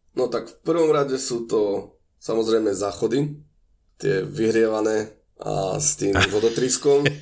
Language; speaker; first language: Slovak; native; Slovak